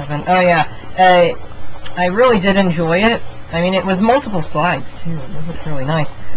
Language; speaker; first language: English; native; English